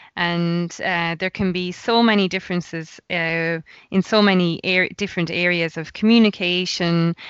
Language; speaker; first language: English; native; English